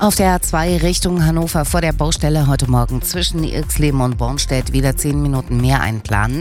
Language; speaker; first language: German; native; German